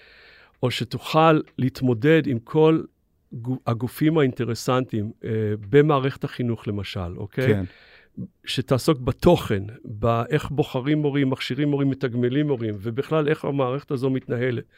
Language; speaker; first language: Hebrew; native; Hebrew